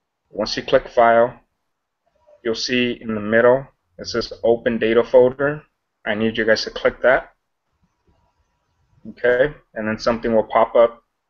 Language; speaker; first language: English; early bilingual, other home language; Spanish